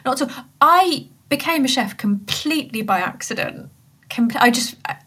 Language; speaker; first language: English; native; English